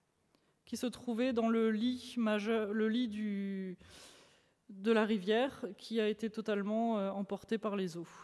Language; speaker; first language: French; native; French